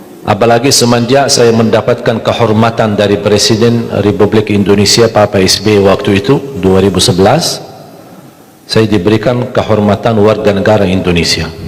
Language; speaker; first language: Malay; non-native, fluent; Arabic